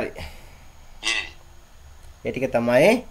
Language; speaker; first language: Korean; non-native, fluent; Sinhala